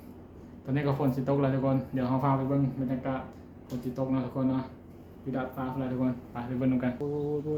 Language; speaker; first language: Thai; non-native, local second language; Northeastern Thai